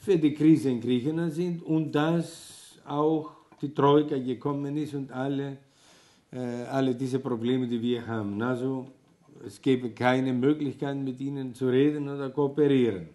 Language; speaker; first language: German; non-native, fluent; Greek